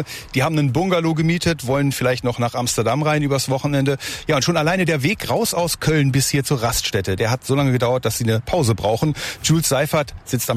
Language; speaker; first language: German; native; German